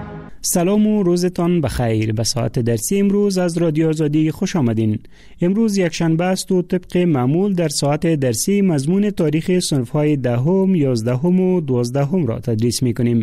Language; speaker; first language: Persian; native; Persian